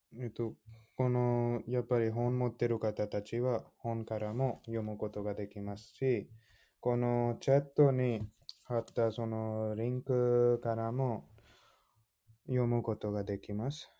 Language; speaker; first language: Japanese; non-native, fluent; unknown